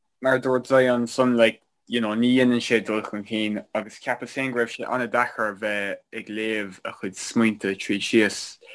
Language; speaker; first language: Irish; non-native, local second language; English